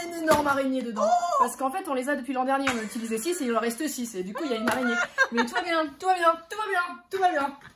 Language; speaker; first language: French; native; French